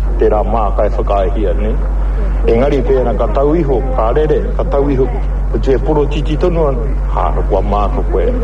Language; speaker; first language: Māori; native; Māori